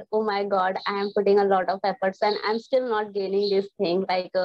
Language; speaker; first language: English; non-native, learner; Hindi